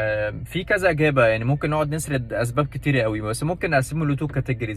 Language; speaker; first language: Arabic; native; Arabic